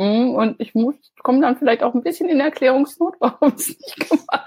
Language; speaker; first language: German; native; German